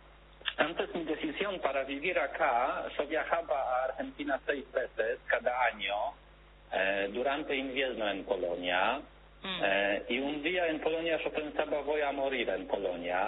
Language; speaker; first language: Spanish; non-native, learner; Polish